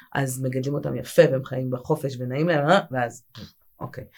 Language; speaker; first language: Hebrew; native; Hebrew